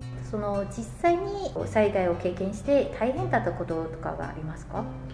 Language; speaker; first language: Japanese; non-native, fluent; Chinese